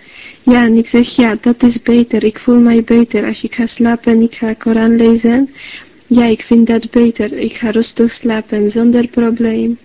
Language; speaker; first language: Dutch; non-native, learner; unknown